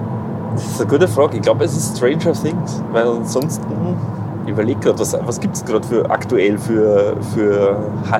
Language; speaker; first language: German; native; German